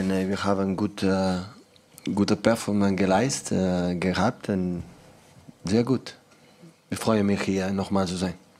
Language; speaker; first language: German; non-native, learner; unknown